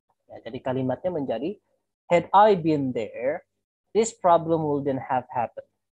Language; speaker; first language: English; non-native, fluent; Indonesian